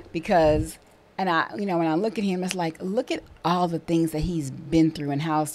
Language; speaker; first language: English; native; English